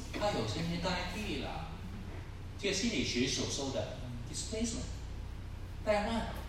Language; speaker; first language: Chinese; non-native, local second language; Cantonese